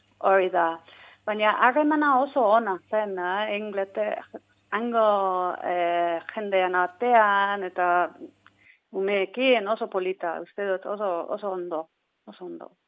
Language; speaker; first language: Basque; non-native, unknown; English